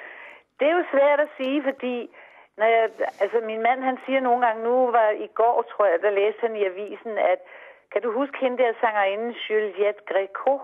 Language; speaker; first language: Danish; native; Danish